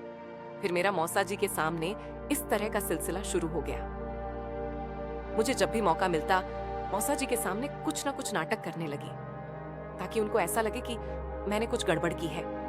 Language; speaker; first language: Hindi; native; Hindi